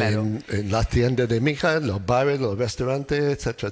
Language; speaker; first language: Spanish; non-native, learner; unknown